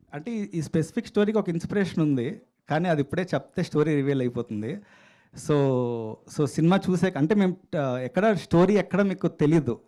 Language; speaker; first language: Telugu; native; Telugu